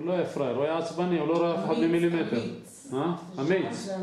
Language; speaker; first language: Hebrew; native; Hebrew